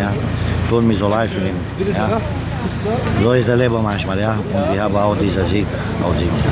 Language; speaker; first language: German; non-native, fluent; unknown